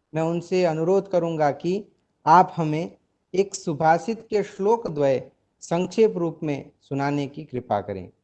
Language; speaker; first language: Hindi; non-native, local second language; Gujarati